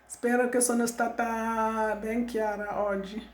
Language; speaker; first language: Italian; non-native, learner; French